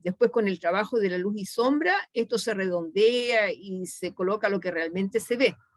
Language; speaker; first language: Spanish; native; Spanish